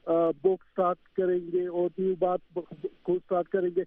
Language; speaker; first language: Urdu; non-native, fluent; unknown